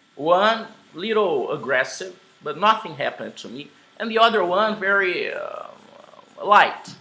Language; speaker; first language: English; non-native, fluent; Portuguese